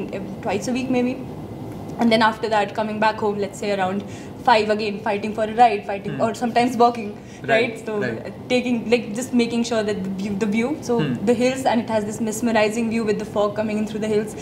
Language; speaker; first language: English; non-native, local second language; Hindi